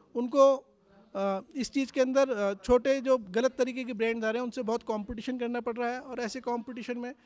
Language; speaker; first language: Hindi; native; Hindi